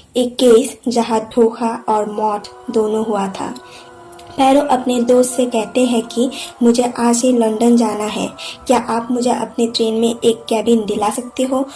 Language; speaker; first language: Hindi; non-native, local second language; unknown